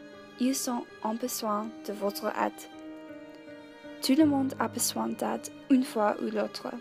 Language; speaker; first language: French; non-native, learner; English